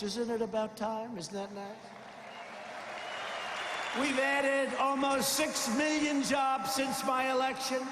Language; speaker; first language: English; native; English